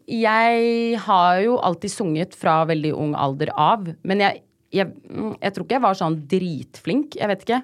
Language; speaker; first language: Norwegian; native; Norwegian